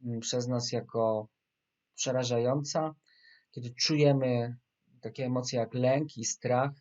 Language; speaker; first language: Polish; native; Polish